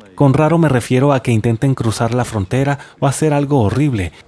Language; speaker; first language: Spanish; non-native, fluent; Russian